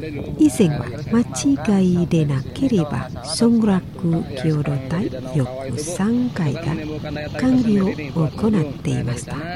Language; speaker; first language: Japanese; non-native, fluent; Indonesian